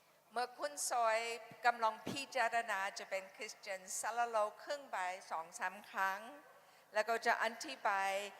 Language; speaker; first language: Thai; non-native, fluent; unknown